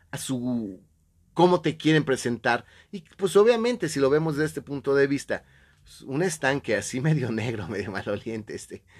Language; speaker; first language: Spanish; native; Spanish